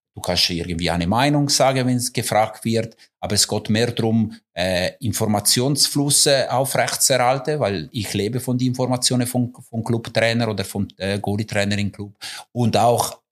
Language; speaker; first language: German; non-native, local second language; Italian